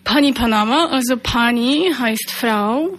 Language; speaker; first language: German; non-native, fluent; Polish